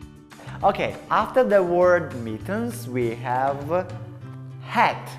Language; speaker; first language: English; non-native, learner; Tajik